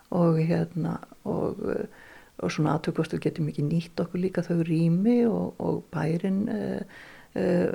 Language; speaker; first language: Icelandic; native; Icelandic